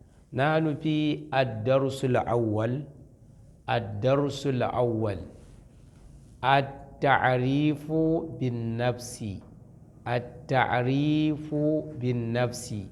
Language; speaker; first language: Arabic; non-native, fluent; Hausa